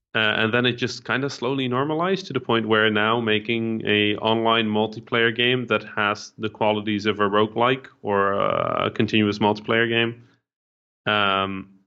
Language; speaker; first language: English; non-native, fluent; Dutch